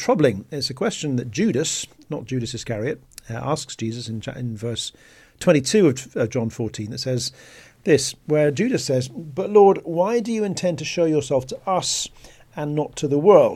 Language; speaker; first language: English; native; English